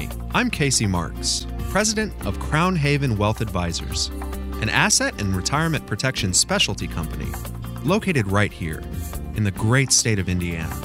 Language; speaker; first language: English; native; English